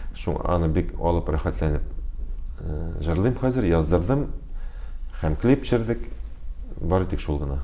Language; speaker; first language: Tatar; native; Tatar